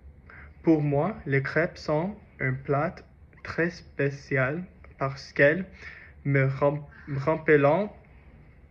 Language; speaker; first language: French; non-native, learner; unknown